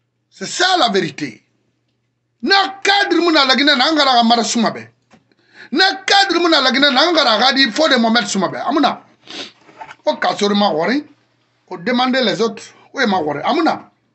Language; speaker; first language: French; non-native, local second language; Susu